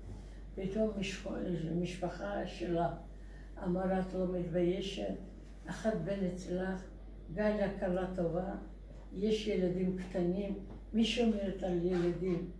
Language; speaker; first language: Hebrew; non-native, learner; Russian